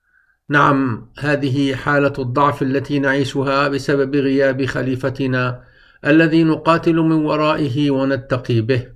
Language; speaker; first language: Arabic; native; Arabic